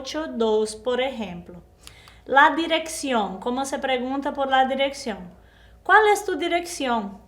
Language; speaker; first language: Spanish; non-native, fluent; Portuguese